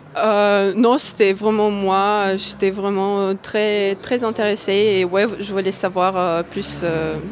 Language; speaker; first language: French; non-native, fluent; Russian